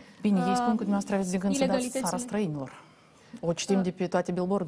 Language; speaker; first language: Romanian; native; Romanian